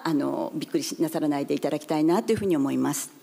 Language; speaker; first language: Japanese; native; Japanese